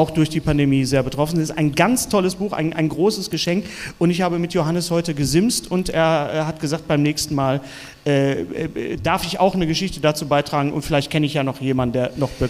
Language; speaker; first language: German; native; German